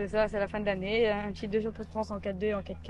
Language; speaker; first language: French; native; French